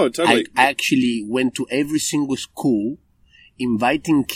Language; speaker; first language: English; non-native, fluent; Spanish